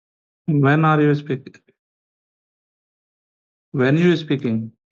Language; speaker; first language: English; non-native, learner; Hindi